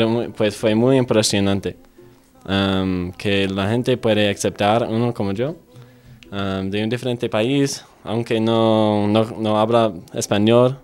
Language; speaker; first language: Spanish; non-native, fluent; English